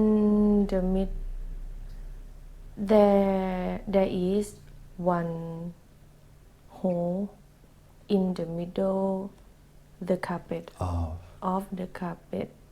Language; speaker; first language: English; non-native, learner; Thai